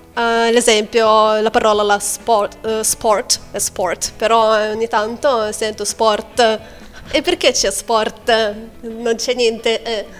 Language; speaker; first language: Italian; non-native, learner; Lithuanian